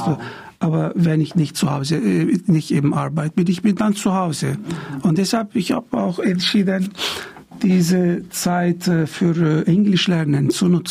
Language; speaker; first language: German; non-native, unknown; Turkish